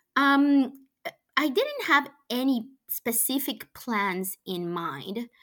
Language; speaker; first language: English; non-native, fluent; Spanish